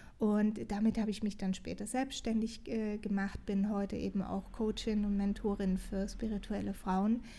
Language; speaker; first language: German; non-native, fluent; Portuguese